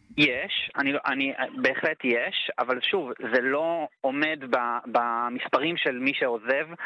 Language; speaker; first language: Hebrew; early bilingual, heritage; Hebrew